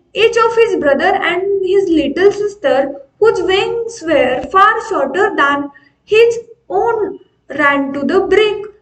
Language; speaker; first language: English; non-native, local second language; Marathi